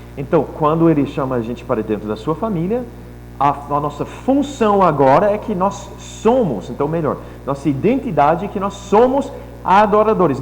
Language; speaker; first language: Portuguese; non-native, fluent; English